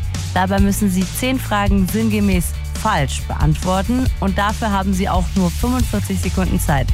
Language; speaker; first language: German; native; German